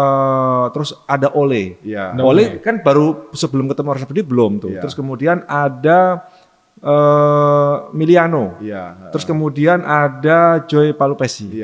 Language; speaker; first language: Indonesian; native; Indonesian